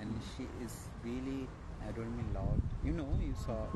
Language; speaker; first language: English; non-native, learner; Bangla